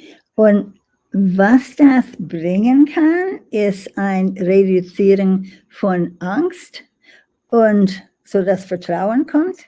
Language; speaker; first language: German; non-native, fluent; English